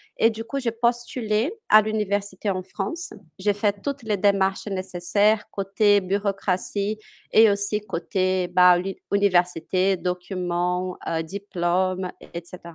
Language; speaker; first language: French; non-native, fluent; Portuguese